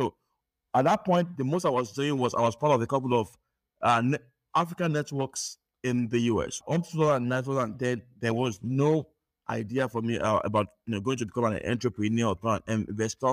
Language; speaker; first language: English; non-native, local second language; Yoruba